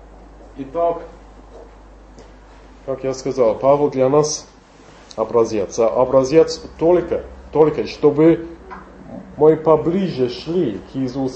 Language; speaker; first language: Russian; non-native, fluent; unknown